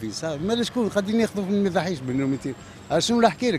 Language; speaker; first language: Arabic; native; Arabic